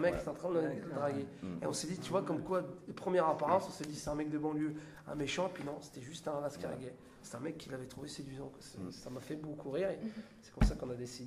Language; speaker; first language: French; native; French